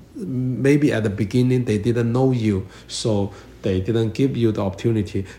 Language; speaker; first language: English; non-native, learner; Chinese